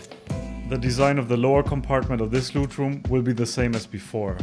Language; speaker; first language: English; non-native, fluent; German